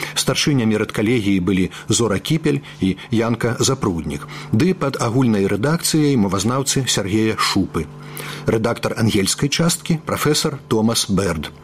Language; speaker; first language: Belarusian; native; Belarusian